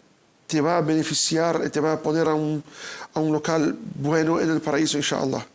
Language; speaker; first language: Spanish; non-native, fluent; Portuguese